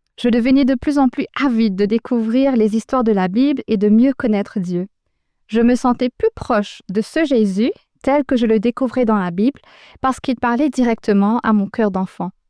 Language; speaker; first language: French; non-native, local second language; Morisyen